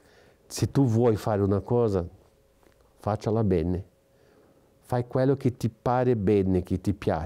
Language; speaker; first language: Italian; non-native, fluent; Portuguese